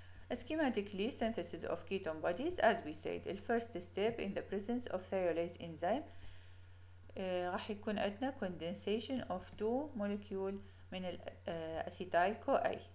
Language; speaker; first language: English; non-native, fluent; Arabic